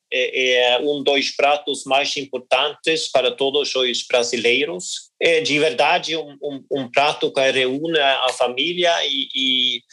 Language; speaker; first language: Portuguese; non-native, learner; Norwegian